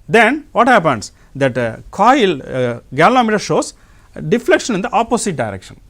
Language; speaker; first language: English; non-native, local second language; Tamil